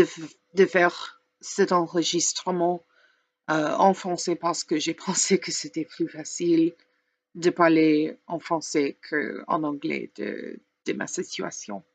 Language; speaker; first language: French; non-native, learner; English